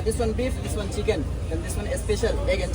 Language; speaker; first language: English; non-native, learner; Bangla